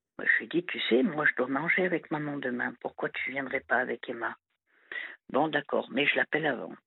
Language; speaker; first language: French; native; French